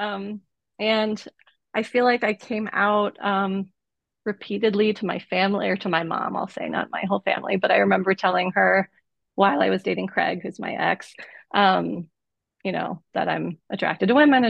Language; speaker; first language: English; native; English